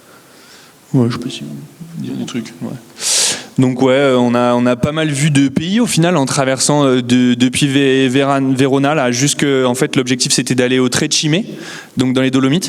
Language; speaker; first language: French; native; French